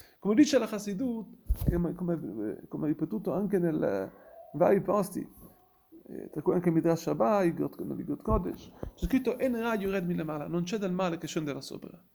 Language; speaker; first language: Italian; non-native, fluent; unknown